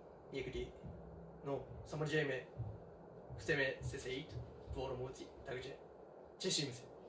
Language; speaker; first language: Czech; non-native, learner; Japanese